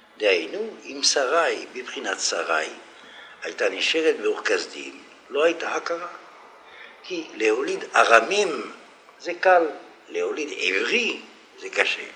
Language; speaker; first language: Hebrew; non-native, fluent; French